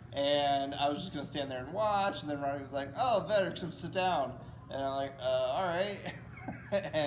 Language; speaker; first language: English; native; English